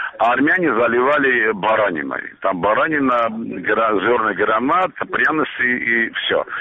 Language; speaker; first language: Russian; non-native, local second language; Armenian